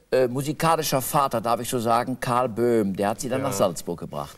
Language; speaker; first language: German; native; German